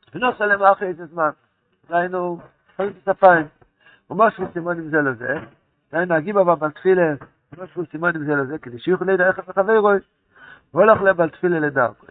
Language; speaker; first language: Hebrew; non-native, fluent; Yiddish